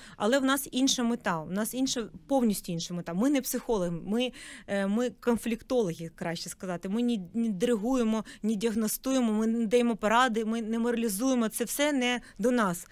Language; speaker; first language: Ukrainian; non-native, local second language; Russian